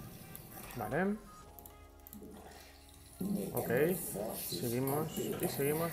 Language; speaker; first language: Spanish; native; Spanish